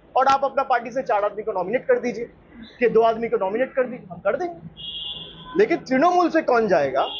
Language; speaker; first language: Hindi; non-native, local second language; Bangla